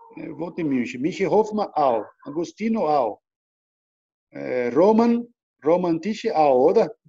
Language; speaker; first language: German; non-native, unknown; Portuguese